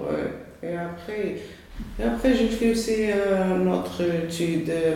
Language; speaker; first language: French; non-native, learner; Arabic